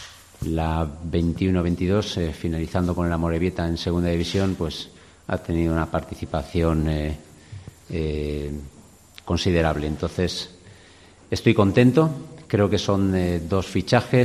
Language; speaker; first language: Spanish; native; Spanish